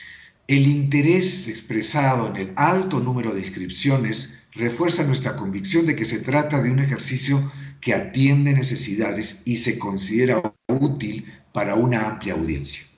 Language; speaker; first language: Spanish; native; Spanish